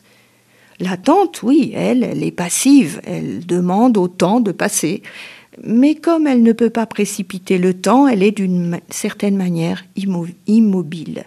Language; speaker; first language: French; native; French